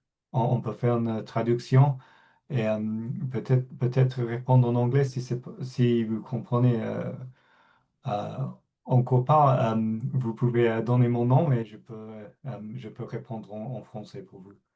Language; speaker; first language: French; non-native, fluent; English